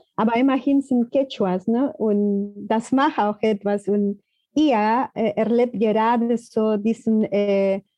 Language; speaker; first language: German; non-native, fluent; Spanish